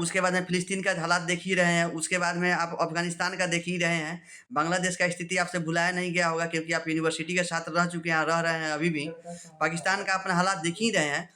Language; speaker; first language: Hindi; native; Hindi